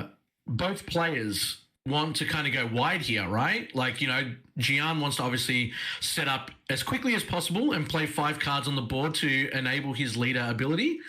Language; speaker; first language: English; native; English